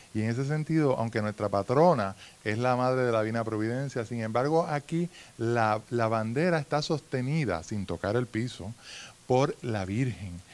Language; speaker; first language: Spanish; native; Spanish